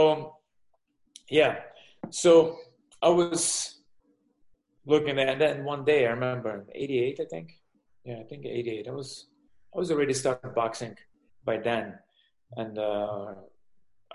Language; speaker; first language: English; non-native, fluent; Russian